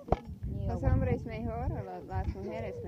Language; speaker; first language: Spanish; non-native, learner; English